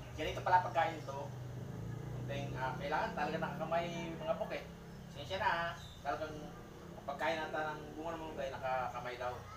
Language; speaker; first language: Filipino; non-native, local second language; Cebuano